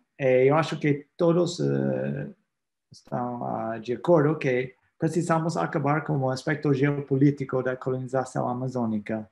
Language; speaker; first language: Portuguese; non-native, fluent; English